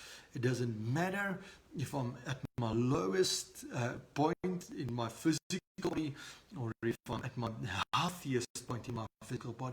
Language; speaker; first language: English; non-native, local second language; Afrikaans